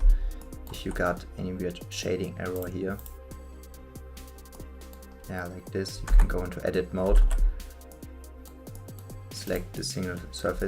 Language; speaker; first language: English; non-native, fluent; German